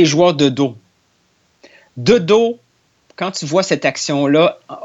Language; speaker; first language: French; native; French